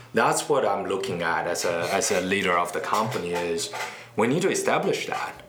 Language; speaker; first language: English; non-native, fluent; Chinese